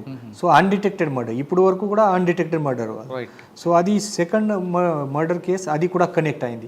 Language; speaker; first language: Telugu; non-native, fluent; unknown